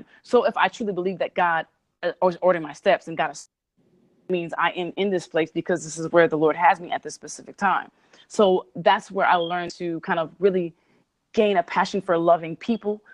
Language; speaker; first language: English; native; English